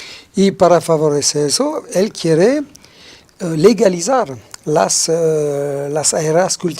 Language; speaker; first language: Spanish; non-native, fluent; French